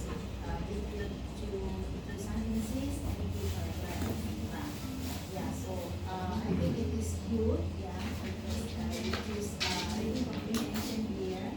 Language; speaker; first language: English; non-native, fluent; Indonesian